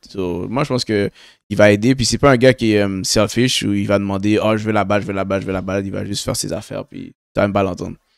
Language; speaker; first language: French; native; French